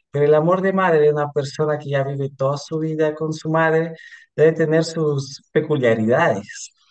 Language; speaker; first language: Spanish; non-native, fluent; Portuguese